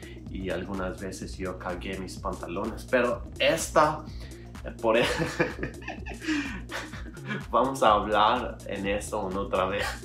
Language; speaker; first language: Spanish; non-native, learner; Albanian